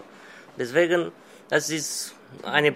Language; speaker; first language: German; non-native, learner; Romanian